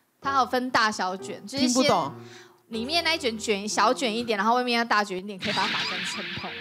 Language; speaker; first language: Chinese; native; Chinese